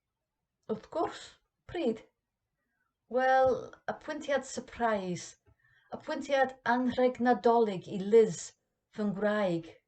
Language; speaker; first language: Welsh; non-native, learner; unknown